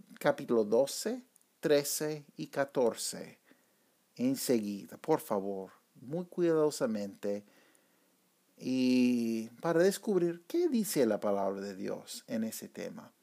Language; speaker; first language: Spanish; non-native, fluent; English